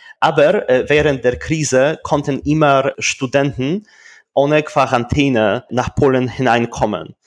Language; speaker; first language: German; non-native, fluent; Polish